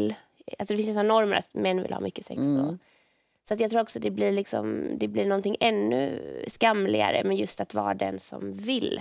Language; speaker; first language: Swedish; native; Swedish